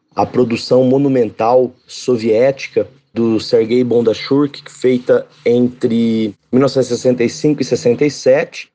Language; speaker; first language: Portuguese; native; Portuguese